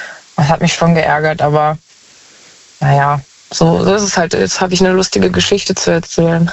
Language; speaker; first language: German; native; German